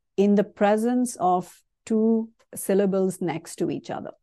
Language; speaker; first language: English; non-native, local second language; Kannada